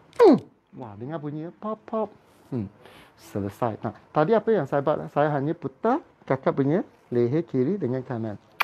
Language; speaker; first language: Malay; non-native, local second language; Cantonese